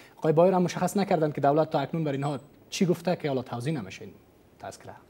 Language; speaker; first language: Persian; native; Persian